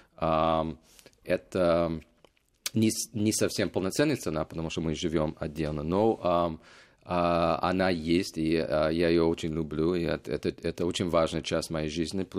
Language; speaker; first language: Russian; non-native, fluent; English